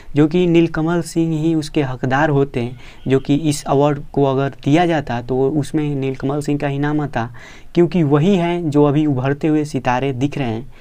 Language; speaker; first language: Hindi; native; Hindi